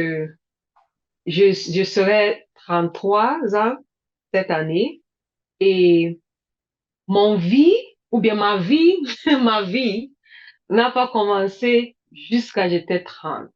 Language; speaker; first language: French; non-native, learner; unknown